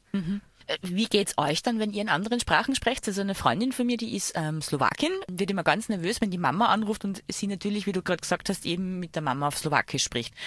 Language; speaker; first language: German; native; German